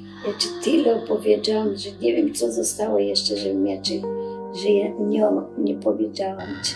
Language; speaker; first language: Polish; early bilingual, other home language; Macedonian